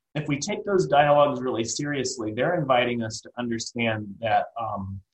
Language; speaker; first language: English; native; English